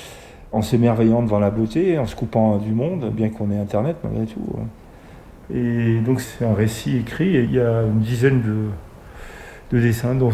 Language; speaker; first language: French; native; French